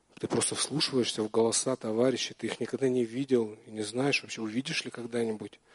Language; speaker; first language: Russian; native; Russian